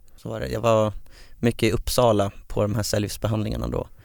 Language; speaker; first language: Swedish; native; Swedish